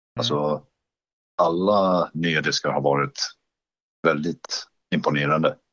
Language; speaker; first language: Swedish; non-native, fluent; English